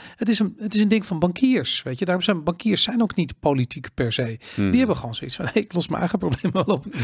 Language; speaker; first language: Dutch; native; Dutch